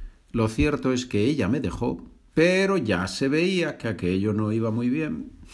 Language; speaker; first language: Spanish; native; Spanish